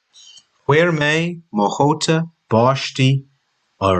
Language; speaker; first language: Irish; non-native, local second language; English